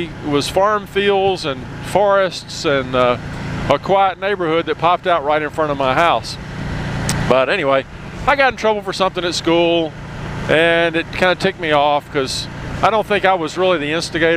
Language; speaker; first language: English; native; English